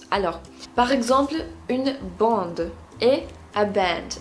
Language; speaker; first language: French; non-native, fluent; English